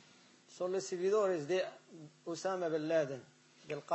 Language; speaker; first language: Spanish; non-native, fluent; Arabic